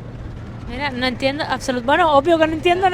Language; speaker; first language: Spanish; native; Spanish